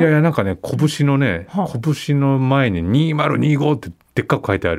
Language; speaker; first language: Japanese; native; Japanese